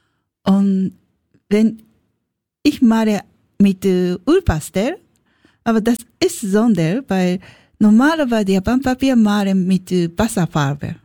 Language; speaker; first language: German; non-native, learner; Japanese